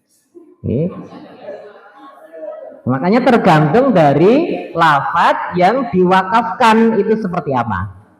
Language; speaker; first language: Indonesian; native; Indonesian